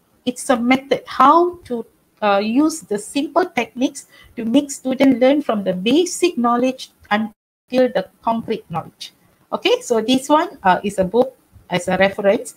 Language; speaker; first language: English; non-native, local second language; Tamil